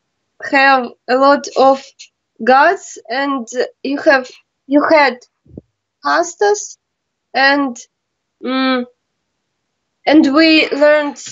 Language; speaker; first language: English; non-native, learner; Russian